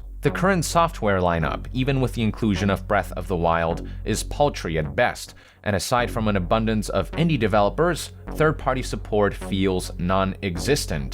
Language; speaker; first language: English; native; English